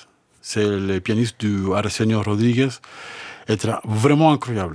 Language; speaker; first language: French; non-native, fluent; Spanish